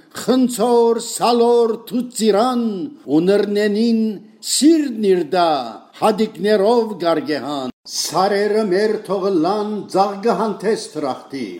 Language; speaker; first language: Armenian; native; Armenian